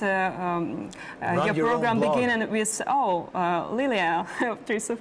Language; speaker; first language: English; non-native, learner; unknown